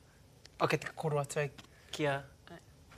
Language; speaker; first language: Māori; non-native, learner; English